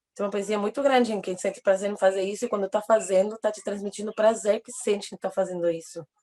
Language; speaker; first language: Portuguese; non-native, fluent; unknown